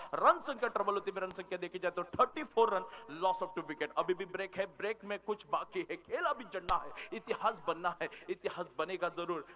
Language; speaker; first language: Hindi; non-native, local second language; Marathi